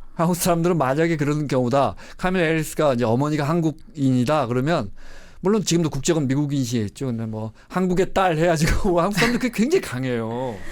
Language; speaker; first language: Korean; native; Korean